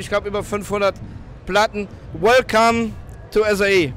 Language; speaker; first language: German; native; German